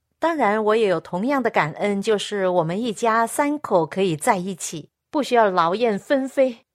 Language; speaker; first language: Chinese; non-native, local second language; Cantonese